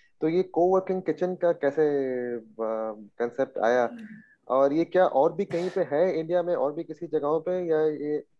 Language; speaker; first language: Hindi; native; Hindi